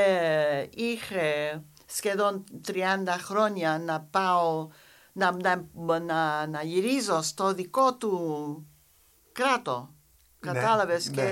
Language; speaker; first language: Greek; non-native, fluent; English